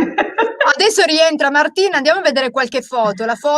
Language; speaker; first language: Italian; native; Italian